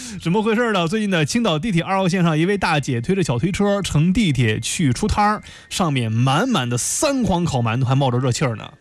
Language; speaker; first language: Chinese; native; Chinese